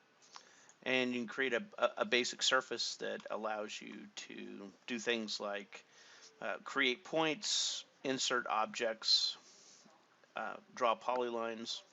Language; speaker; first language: English; native; English